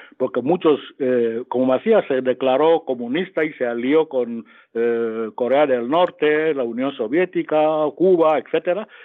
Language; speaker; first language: Spanish; non-native, local second language; Fang